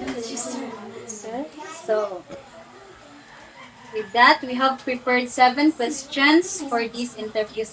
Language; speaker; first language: English; non-native, local second language; Cebuano